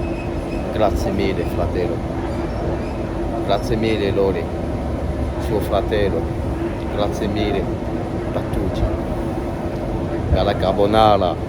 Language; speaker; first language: Italian; non-native, learner; French